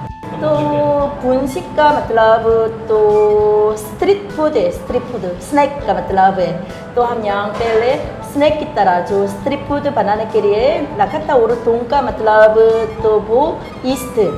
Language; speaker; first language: Hindi; non-native, learner; Korean